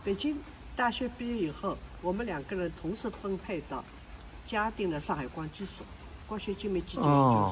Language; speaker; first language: Chinese; non-native, local second language; Wu Chinese